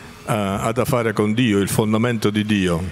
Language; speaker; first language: Italian; native; Italian